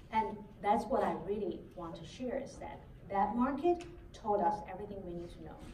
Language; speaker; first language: English; non-native, fluent; Chinese